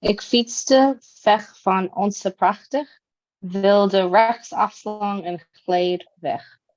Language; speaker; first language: Dutch; non-native, learner; English